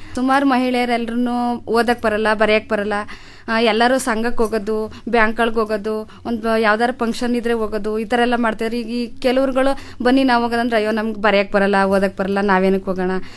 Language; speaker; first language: Kannada; native; Kannada